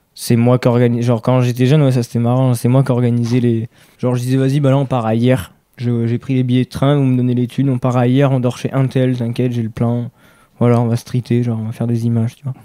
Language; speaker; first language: French; native; French